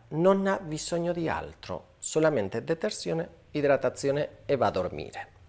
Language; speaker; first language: Italian; non-native, fluent; Spanish